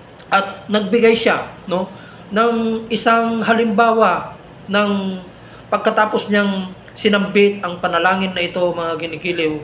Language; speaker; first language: Filipino; native; Filipino